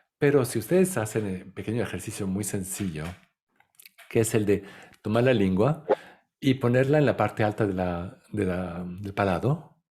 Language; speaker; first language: Spanish; non-native, fluent; Italian